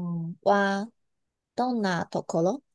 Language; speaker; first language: Japanese; non-native, learner; Chinese